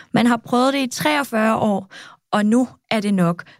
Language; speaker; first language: Danish; early bilingual, other home language; Kurdish